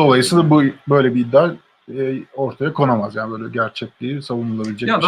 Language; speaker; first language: Turkish; native; Turkish